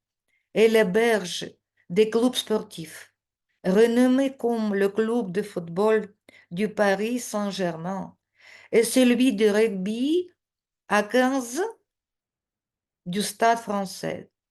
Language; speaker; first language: French; non-native, fluent; Russian